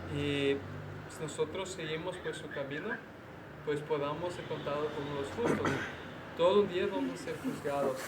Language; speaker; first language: Spanish; native; Spanish